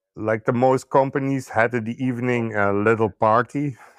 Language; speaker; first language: English; non-native, learner; Dutch